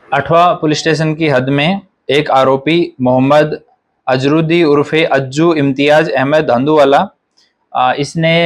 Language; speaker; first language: Hindi; non-native, local second language; Gujarati